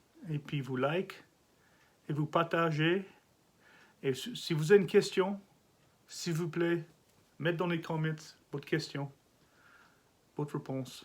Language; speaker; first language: French; non-native, learner; English